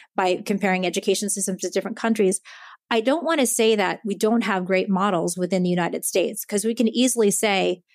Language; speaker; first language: English; early bilingual, other home language; Japanese